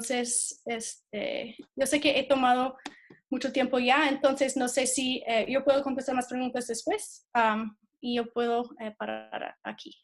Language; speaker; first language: Spanish; non-native, fluent; English